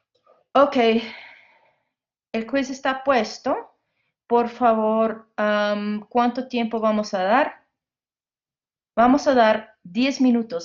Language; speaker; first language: Spanish; non-native, fluent; English